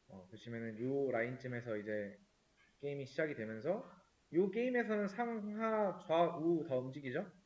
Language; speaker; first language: Korean; native; Korean